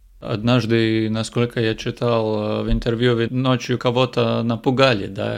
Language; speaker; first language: Russian; non-native, local second language; Latvian